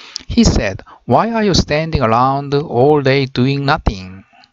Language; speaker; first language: English; non-native, fluent; Korean